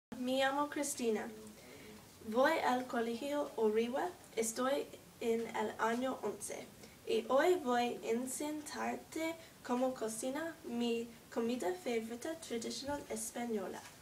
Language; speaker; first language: Spanish; non-native, learner; English